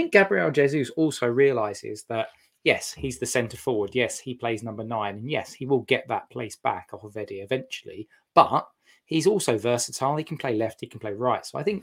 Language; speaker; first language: English; native; English